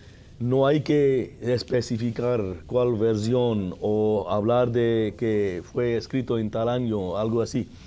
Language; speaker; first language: Spanish; non-native, fluent; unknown